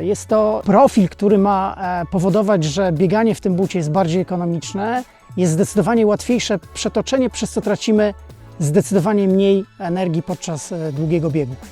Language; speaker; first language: Polish; native; Polish